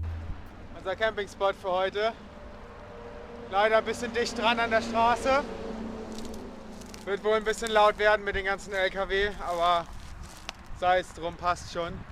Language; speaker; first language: German; native; German